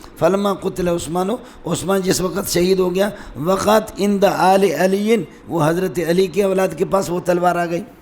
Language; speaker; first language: Urdu; non-native, local second language; Brahui